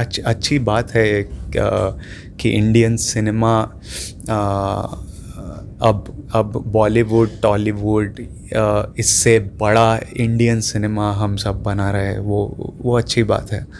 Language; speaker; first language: Hindi; non-native, local second language; Telugu